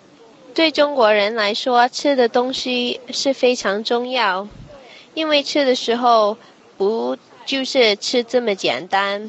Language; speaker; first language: Chinese; non-native, fluent; English